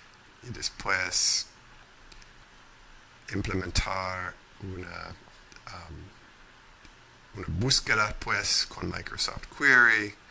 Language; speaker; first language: Spanish; non-native, fluent; English